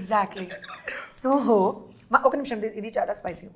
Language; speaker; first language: Telugu; non-native, fluent; Hindi